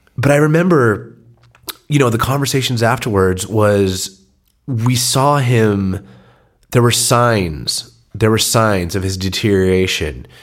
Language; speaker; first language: English; native; English